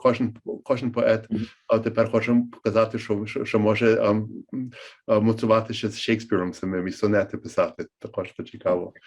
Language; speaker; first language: Ukrainian; early bilingual, heritage; Ukrainian